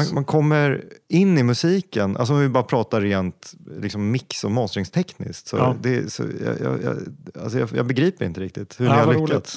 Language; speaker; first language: Swedish; native; Swedish